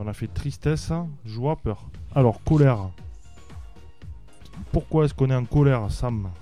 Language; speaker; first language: French; native; French